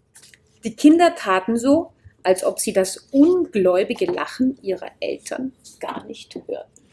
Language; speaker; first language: German; native; German